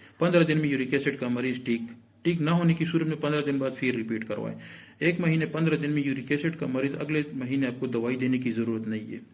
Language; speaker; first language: Urdu; non-native, local second language; Pashto